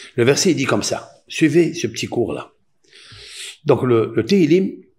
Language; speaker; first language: French; non-native, local second language; Spanish